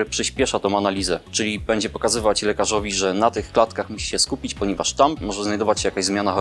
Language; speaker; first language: Polish; native; Polish